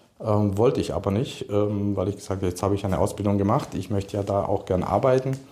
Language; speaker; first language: German; early bilingual, other home language; Hungarian